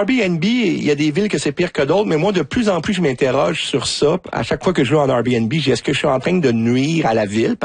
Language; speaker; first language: French; native; French